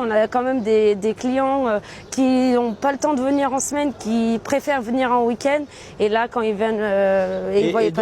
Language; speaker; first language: French; native; French